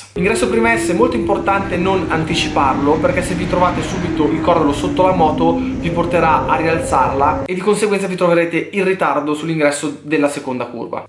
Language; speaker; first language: Italian; native; Italian